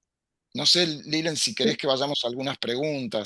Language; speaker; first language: Spanish; native; Spanish